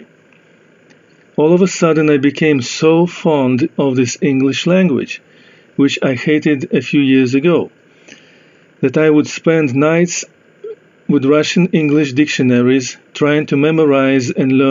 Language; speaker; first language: English; non-native, fluent; Russian